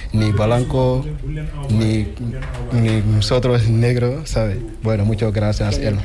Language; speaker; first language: Spanish; non-native, learner; Wolof